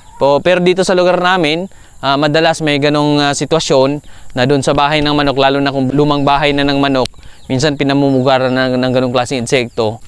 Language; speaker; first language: Filipino; non-native, local second language; Cebuano